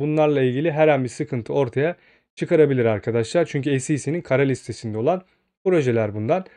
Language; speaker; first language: Turkish; native; Turkish